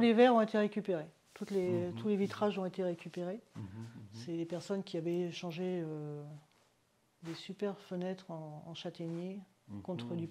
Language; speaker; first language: French; native; French